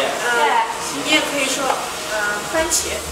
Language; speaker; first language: Chinese; non-native, learner; Swedish